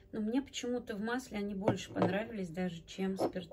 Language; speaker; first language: Russian; native; Russian